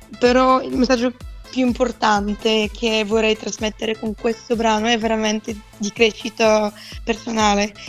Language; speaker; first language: Italian; non-native, fluent; Bulgarian